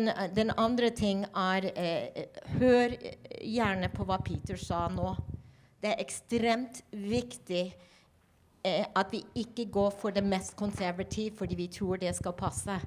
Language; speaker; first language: Norwegian; non-native, fluent; English